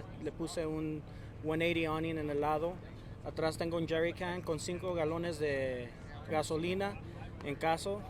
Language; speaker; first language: Spanish; early bilingual, other home language; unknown